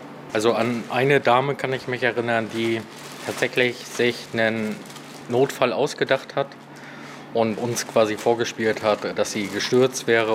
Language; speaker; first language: German; native; German